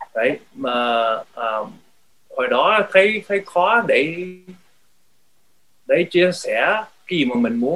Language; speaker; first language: Vietnamese; early bilingual, heritage; Vietnamese